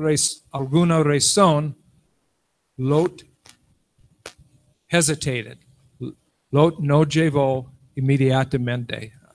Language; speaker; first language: Spanish; non-native, learner; English